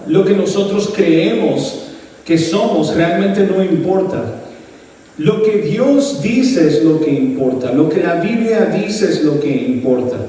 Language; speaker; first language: Spanish; early bilingual, heritage; Spanish